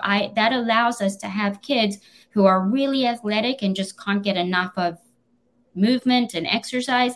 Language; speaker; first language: English; native; English